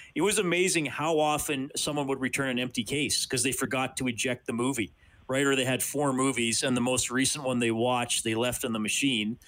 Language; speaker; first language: English; native; English